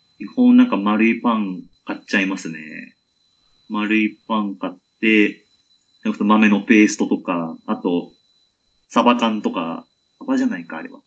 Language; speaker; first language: Japanese; native; Japanese